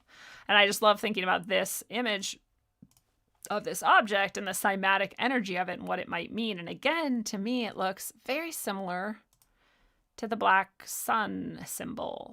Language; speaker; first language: English; native; English